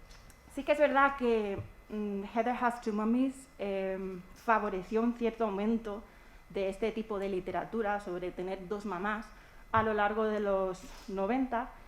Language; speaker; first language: Spanish; native; Spanish